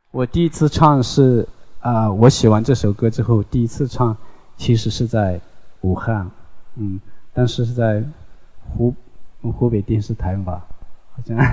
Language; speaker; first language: Chinese; non-native, local second language; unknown